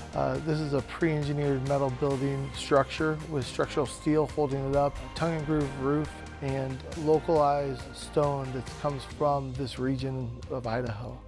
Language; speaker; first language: English; native; English